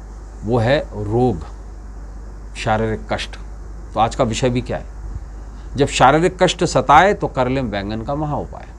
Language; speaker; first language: Hindi; native; Hindi